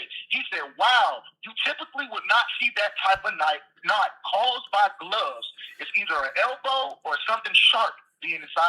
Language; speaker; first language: English; native; English